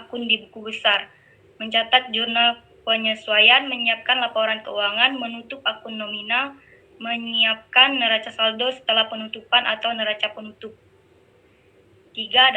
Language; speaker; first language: Indonesian; native; Indonesian